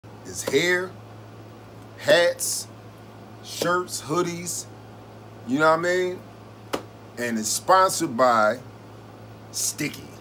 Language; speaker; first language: English; native; English